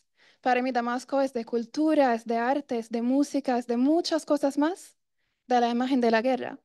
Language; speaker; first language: Spanish; non-native, fluent; Arabic